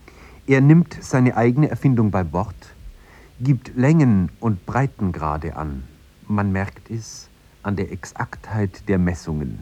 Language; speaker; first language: German; native; German